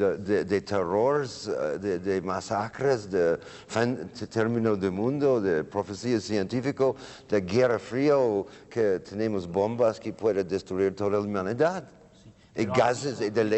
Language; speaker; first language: Spanish; non-native, learner; English